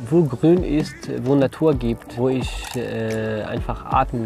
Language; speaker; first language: German; non-native, learner; Kurdish